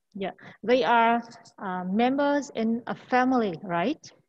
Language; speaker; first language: English; non-native, fluent; Vietnamese